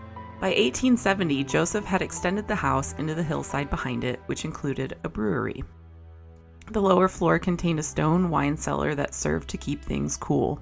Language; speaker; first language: English; native; English